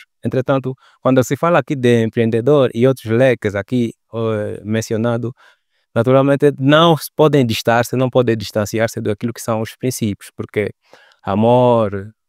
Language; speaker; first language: Portuguese; native; Portuguese